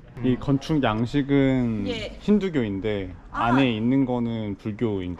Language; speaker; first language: Korean; native; Korean